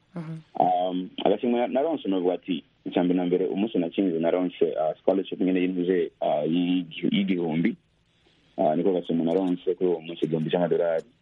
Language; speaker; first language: Rundi; early bilingual, heritage; Rundi